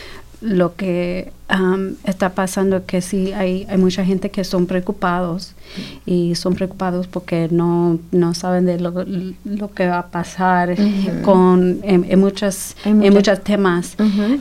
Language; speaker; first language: Spanish; early bilingual, heritage; Spanish